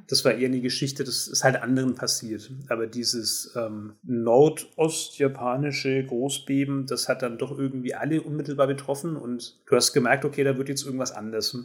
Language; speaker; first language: German; native; German